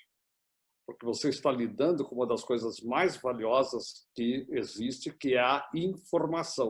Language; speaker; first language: Portuguese; native; Portuguese